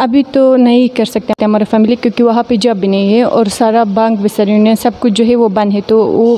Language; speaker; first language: Hindi; non-native, fluent; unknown